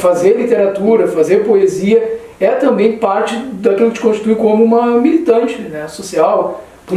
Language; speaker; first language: Portuguese; native; Portuguese